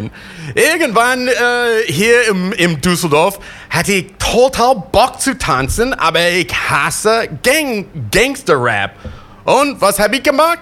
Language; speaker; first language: German; non-native, fluent; English